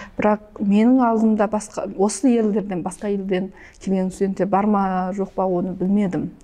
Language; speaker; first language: Kazakh; early bilingual, heritage; Kazakh